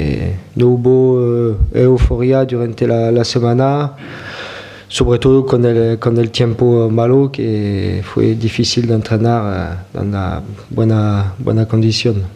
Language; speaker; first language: Spanish; non-native, fluent; French